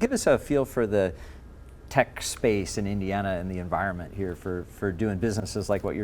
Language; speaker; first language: English; native; English